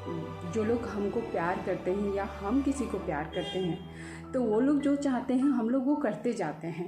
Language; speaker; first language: Hindi; non-native, local second language; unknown